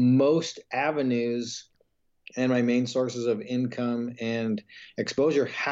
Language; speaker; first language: English; native; English